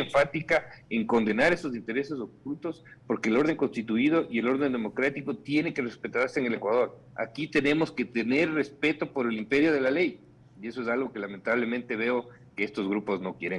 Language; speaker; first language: Spanish; native; Spanish